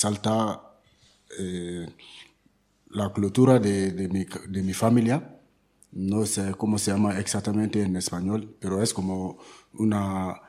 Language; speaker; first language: Spanish; non-native, learner; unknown